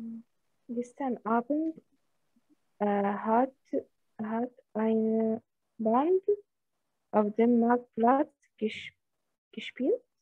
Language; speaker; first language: German; non-native, learner; Arabic